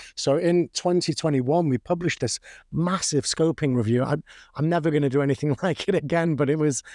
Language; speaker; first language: English; native; English